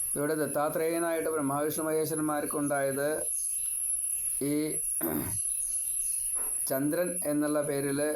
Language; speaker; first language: Malayalam; native; Malayalam